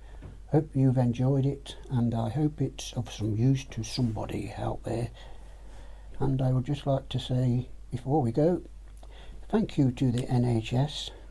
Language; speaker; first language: English; native; English